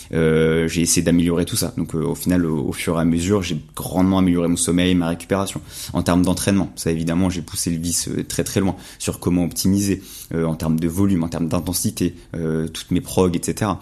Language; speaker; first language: French; native; French